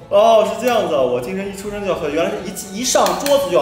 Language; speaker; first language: Chinese; native; Chinese